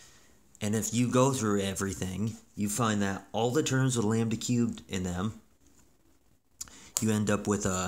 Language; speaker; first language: English; native; English